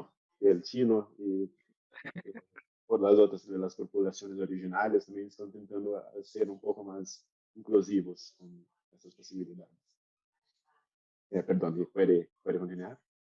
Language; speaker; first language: Spanish; non-native, learner; Portuguese